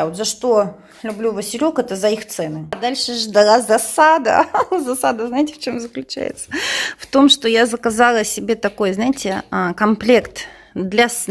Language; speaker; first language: Russian; native; Russian